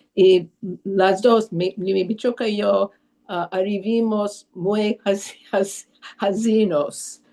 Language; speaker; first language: Spanish; early bilingual, heritage; Spanish